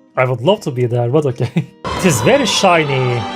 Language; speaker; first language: English; non-native, fluent; Turkish